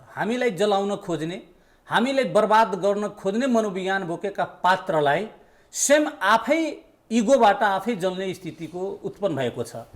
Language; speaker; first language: Nepali; non-native, local second language; Maithili